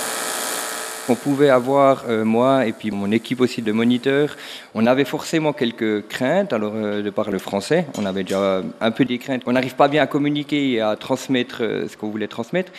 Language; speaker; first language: French; native; French